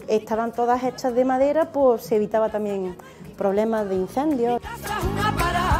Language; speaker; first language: Spanish; native; Spanish